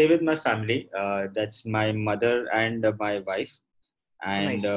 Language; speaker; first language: English; non-native, local second language; Gujarati